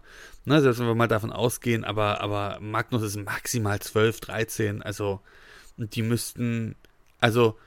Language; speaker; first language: German; native; German